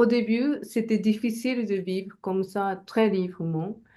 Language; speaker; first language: French; non-native, learner; Japanese